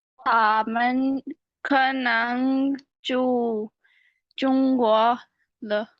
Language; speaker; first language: Chinese; non-native, learner; Urdu